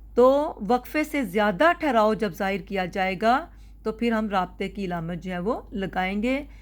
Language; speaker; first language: Urdu; non-native, local second language; Punjabi